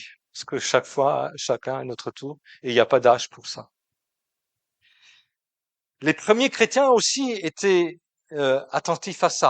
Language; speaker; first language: French; native; French